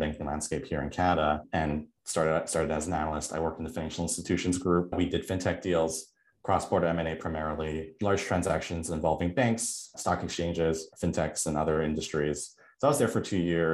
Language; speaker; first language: English; native; English